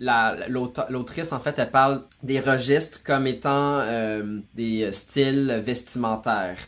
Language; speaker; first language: French; native; French